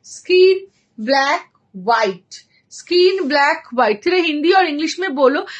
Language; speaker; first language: Hindi; non-native, local second language; Bangla